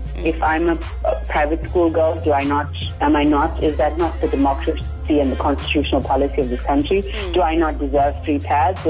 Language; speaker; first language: English; native; English